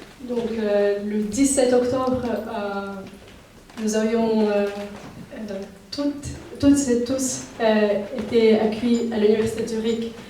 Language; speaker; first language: French; non-native, fluent; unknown